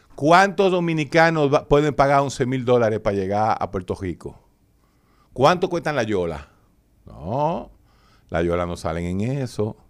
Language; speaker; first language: Spanish; native; Spanish